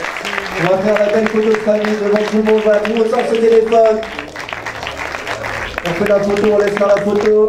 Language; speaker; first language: French; native; French